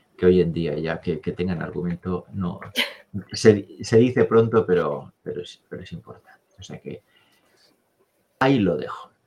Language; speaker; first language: Spanish; native; Spanish